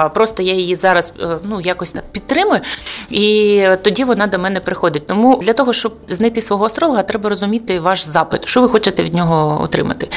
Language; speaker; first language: Ukrainian; non-native, local second language; Russian